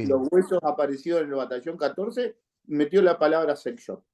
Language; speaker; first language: Spanish; native; Spanish